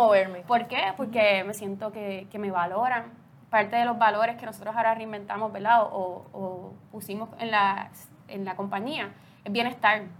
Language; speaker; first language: Spanish; native; Spanish